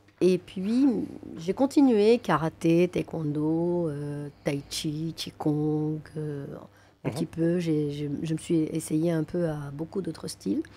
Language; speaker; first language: French; non-native, local second language; Arabic